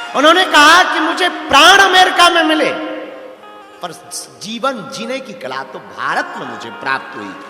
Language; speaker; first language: Hindi; native; Hindi